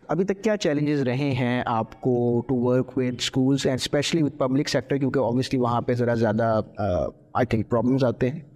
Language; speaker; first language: Urdu; native; Urdu